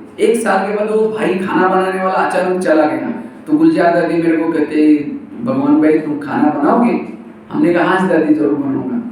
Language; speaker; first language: Hindi; non-native, local second language; Marathi